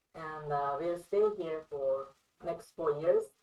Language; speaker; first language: English; non-native, fluent; Japanese